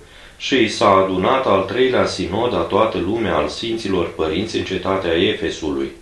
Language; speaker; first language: Romanian; native; Romanian